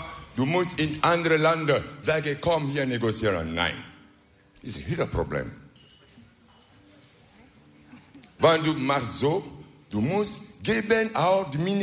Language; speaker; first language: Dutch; non-native, learner; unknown